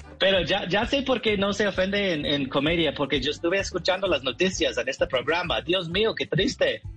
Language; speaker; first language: Spanish; non-native, fluent; English